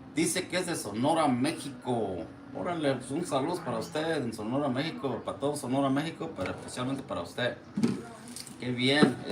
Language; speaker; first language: Spanish; early bilingual, heritage; Spanish